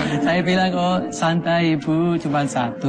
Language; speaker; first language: Indonesian; non-native, fluent; English